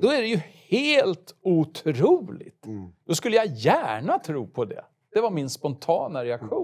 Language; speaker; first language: Swedish; native; Swedish